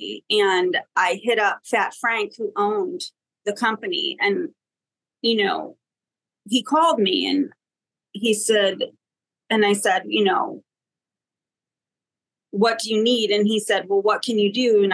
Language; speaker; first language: English; native; English